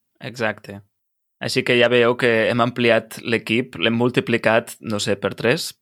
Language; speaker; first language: Catalan; native; Catalan